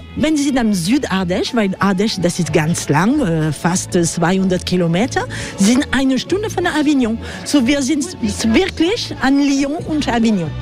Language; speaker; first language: German; non-native, learner; French